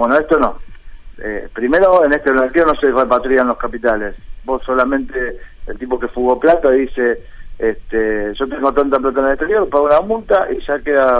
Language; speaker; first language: Spanish; native; Spanish